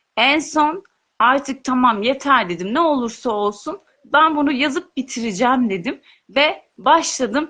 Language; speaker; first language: Turkish; non-native, local second language; Kurdish